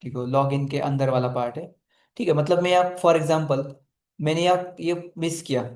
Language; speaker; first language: Hindi; non-native, local second language; Marathi